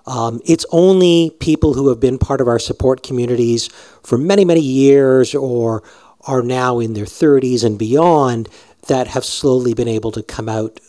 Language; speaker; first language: English; native; English